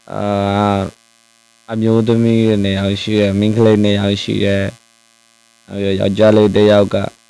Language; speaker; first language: Burmese; non-native, local second language; Rohingya